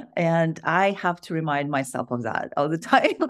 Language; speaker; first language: English; non-native, fluent; Russian